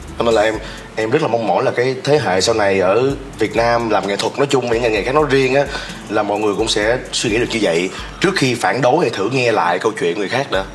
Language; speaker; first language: Vietnamese; native; Vietnamese